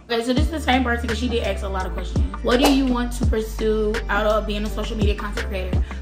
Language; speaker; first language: English; native; English